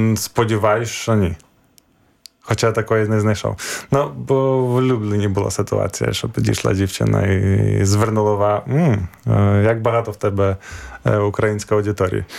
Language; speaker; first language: Ukrainian; native; Ukrainian